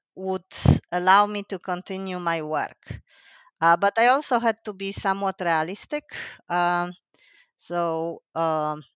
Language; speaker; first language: English; non-native, fluent; Polish